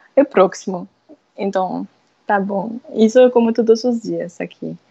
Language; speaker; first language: Portuguese; non-native, fluent; French